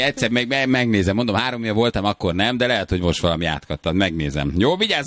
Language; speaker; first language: Hungarian; native; Hungarian